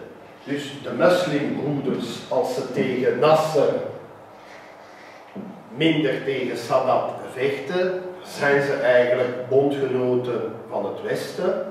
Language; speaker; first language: Dutch; non-native, local second language; French